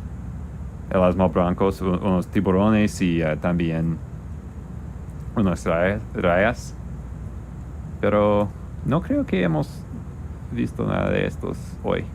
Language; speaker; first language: Spanish; non-native, learner; English